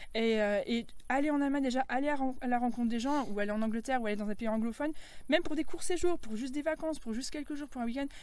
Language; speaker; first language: French; native; French